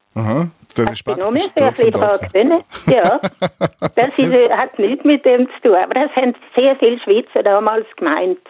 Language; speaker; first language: German; non-native, fluent; Swedish